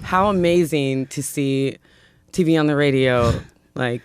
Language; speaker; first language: English; native; English